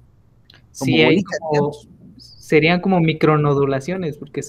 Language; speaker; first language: Spanish; native; Spanish